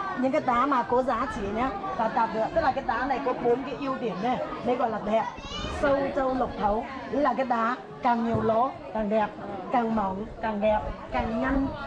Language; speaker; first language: Vietnamese; non-native, fluent; Chinese